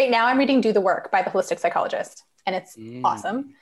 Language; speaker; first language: English; native; English